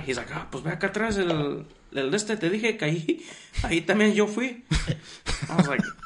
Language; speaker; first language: Spanish; early bilingual, heritage; Spanish